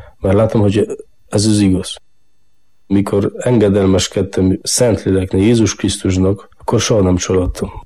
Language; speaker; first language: Hungarian; non-native, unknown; Polish